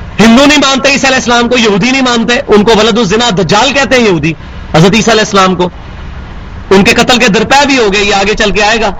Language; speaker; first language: Urdu; non-native, local second language; Punjabi